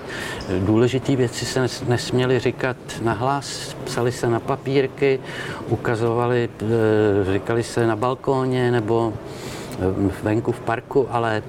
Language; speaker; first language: Czech; native; Czech